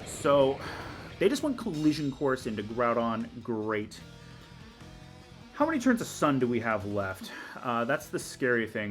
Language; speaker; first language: English; native; English